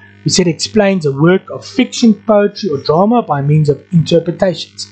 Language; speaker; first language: English; non-native, local second language; Afrikaans